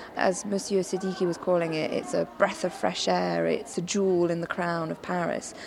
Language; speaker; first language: English; native; English